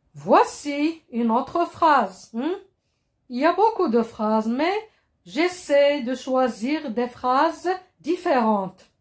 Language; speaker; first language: French; non-native, local second language; Arabic